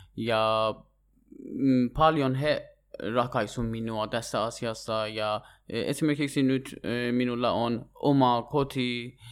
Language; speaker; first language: Finnish; non-native, learner; Persian